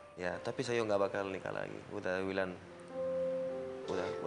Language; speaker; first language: Indonesian; non-native, learner; Spanish